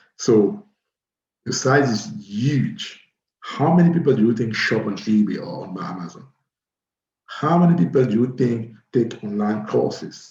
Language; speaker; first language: English; non-native, fluent; French